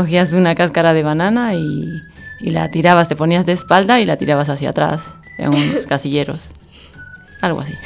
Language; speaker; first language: Spanish; native; Spanish